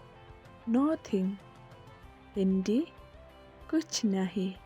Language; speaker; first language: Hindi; non-native, local second language; Khasi